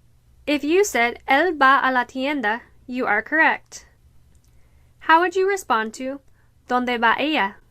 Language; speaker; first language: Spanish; non-native, fluent; English